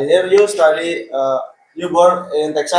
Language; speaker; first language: English; non-native, learner; Indonesian